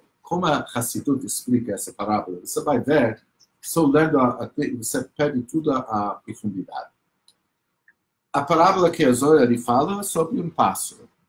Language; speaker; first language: Portuguese; non-native, fluent; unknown